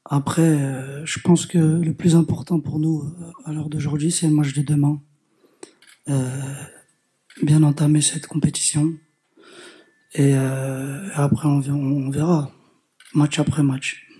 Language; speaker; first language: French; early bilingual, other home language; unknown